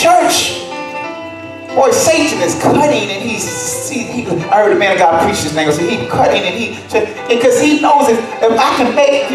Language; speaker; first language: English; native; English